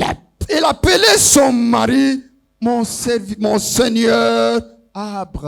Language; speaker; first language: French; non-native, local second language; Lingala